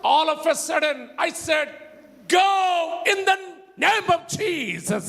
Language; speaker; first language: English; non-native, local second language; Telugu